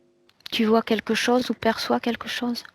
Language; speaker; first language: French; native; French